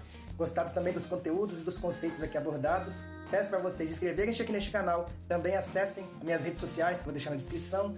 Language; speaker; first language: Portuguese; native; Portuguese